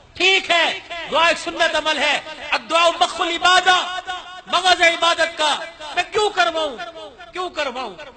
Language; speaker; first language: Urdu; non-native, local second language; Punjabi